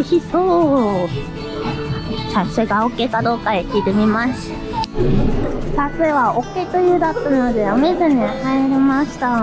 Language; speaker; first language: Japanese; non-native, fluent; Italian